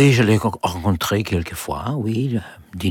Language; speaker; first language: French; non-native, learner; English